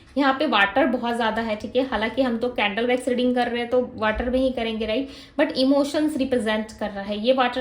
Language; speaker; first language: Hindi; native; Hindi